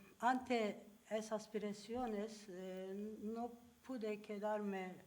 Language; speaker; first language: Spanish; non-native, learner; Turkish